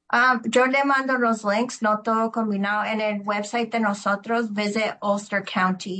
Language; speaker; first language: Spanish; early bilingual, heritage; Spanish